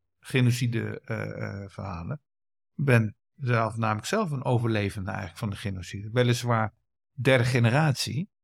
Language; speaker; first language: Dutch; early bilingual, other home language; Kurdish